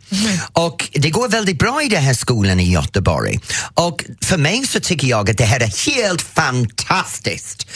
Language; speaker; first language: Swedish; non-native, fluent; English